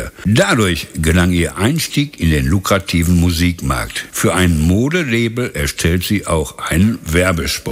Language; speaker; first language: German; native; German